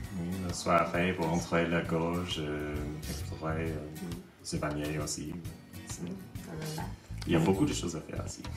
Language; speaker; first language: French; non-native, learner; English